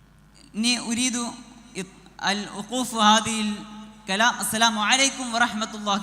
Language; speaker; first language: Arabic; non-native, learner; Malayalam